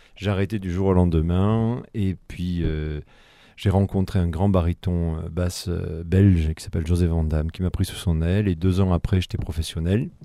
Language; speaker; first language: French; native; French